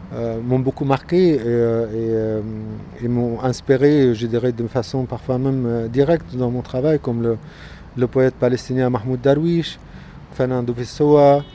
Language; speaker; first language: French; non-native, fluent; Arabic